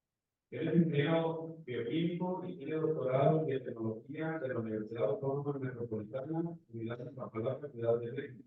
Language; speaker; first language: Spanish; native; Spanish